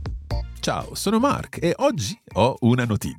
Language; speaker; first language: Italian; non-native, fluent; English